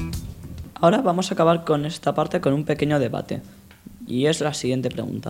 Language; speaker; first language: Spanish; native; Spanish